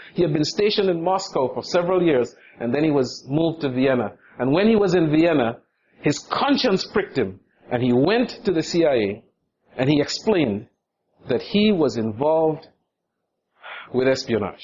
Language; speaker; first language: English; native; English